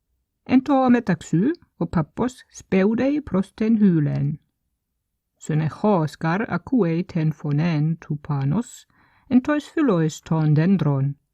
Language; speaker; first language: Greek; non-native, fluent; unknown